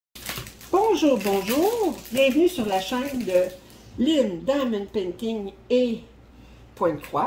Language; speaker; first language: French; native; French